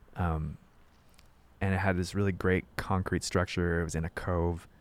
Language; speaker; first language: English; native; English